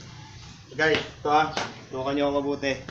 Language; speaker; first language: Filipino; native; Filipino